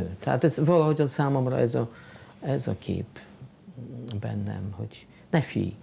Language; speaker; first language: Hungarian; non-native, fluent; Polish